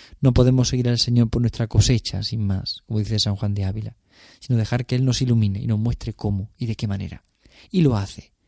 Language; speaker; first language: Spanish; native; Spanish